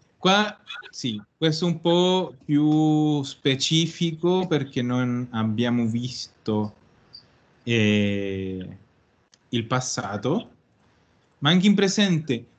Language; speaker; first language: Italian; non-native, fluent; Spanish